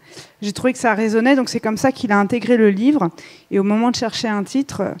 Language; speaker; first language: French; native; French